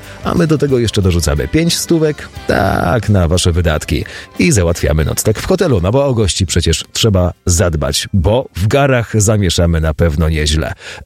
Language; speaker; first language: Polish; native; Polish